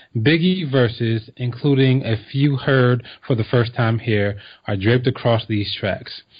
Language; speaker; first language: English; native; English